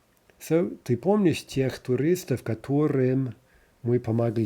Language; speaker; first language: Russian; non-native, fluent; English